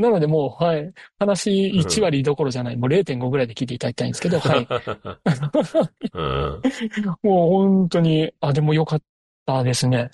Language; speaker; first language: Japanese; native; Japanese